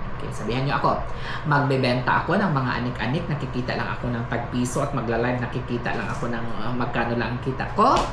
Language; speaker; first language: Filipino; non-native, local second language; Cebuano